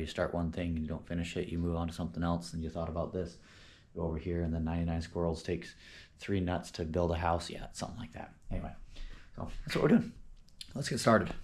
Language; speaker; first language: English; native; English